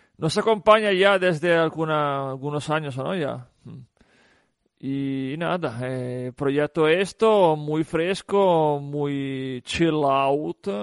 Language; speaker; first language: Spanish; non-native, fluent; Italian